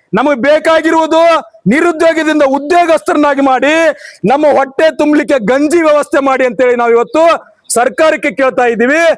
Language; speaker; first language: Kannada; non-native, local second language; Urdu